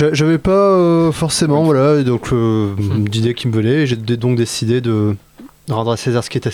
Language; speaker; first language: French; native; French